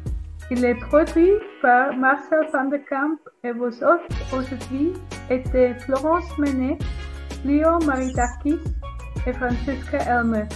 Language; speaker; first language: French; non-native, learner; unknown